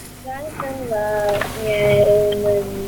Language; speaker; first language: Vietnamese; early bilingual, heritage; Vietnamese